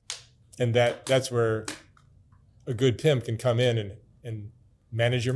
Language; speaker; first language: English; native; English